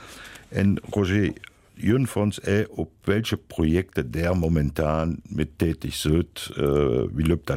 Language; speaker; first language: German; native; German